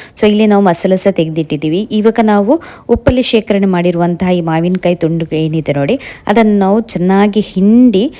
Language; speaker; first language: Kannada; native; Kannada